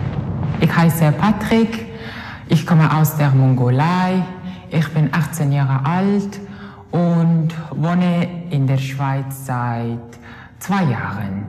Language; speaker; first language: German; non-native, learner; Mongolian